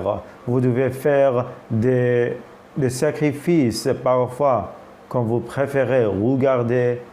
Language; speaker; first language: French; non-native, fluent; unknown